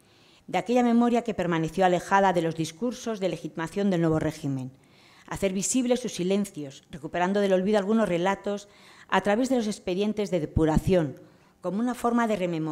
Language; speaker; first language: Spanish; native; Spanish